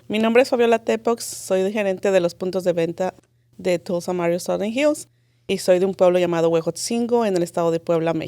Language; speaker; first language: Spanish; native; Spanish